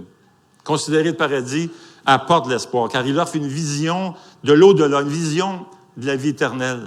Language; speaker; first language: French; native; French